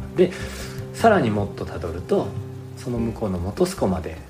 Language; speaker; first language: Japanese; native; Japanese